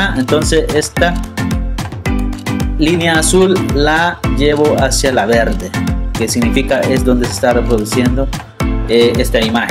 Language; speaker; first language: Spanish; native; Spanish